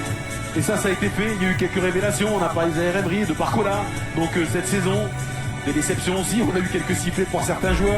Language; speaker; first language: French; native; French